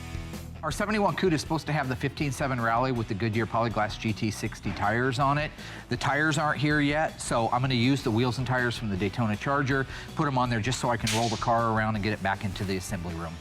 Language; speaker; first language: English; native; English